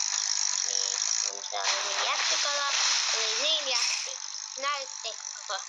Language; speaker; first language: Finnish; early bilingual, other home language; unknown